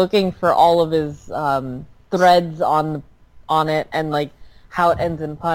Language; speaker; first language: English; early bilingual, other home language; Filipino